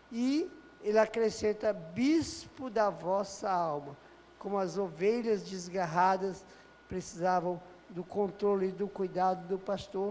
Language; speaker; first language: Portuguese; native; Portuguese